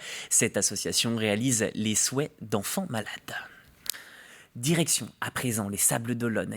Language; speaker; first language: French; native; French